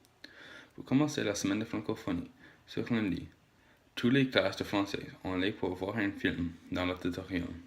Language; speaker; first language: French; non-native, learner; English